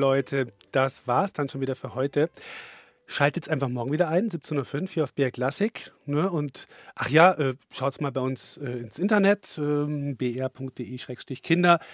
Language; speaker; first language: German; native; German